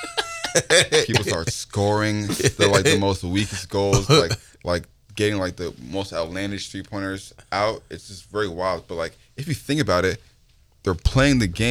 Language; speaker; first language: English; native; English